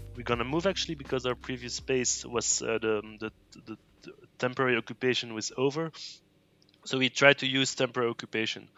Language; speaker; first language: English; non-native, fluent; Dutch